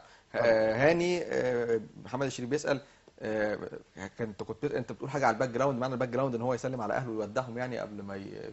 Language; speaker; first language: Arabic; native; Arabic